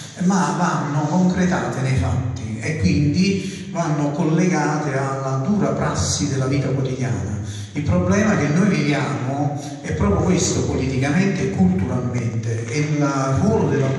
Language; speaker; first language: Italian; native; Italian